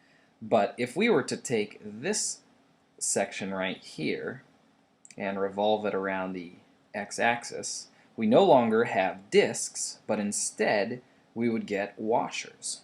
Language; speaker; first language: English; native; English